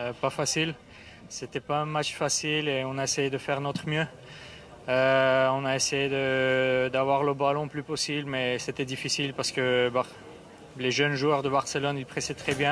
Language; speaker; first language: French; non-native, fluent; Armenian